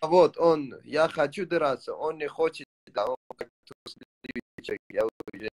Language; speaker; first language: Russian; non-native, learner; Tajik